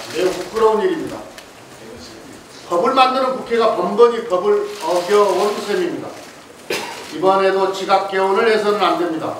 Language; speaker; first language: Korean; native; Korean